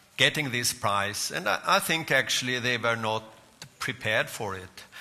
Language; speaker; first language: English; non-native, fluent; Swedish